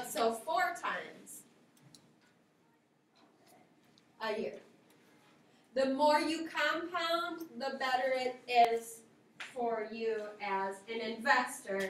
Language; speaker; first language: English; native; English